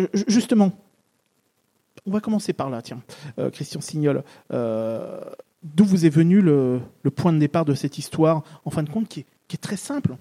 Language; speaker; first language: French; native; French